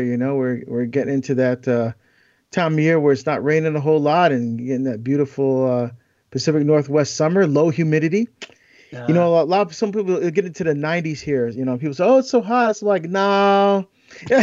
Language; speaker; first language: English; native; English